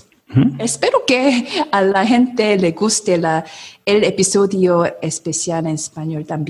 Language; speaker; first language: Spanish; non-native, learner; Korean